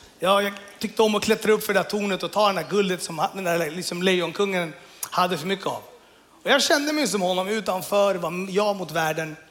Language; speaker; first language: Swedish; early bilingual, other home language; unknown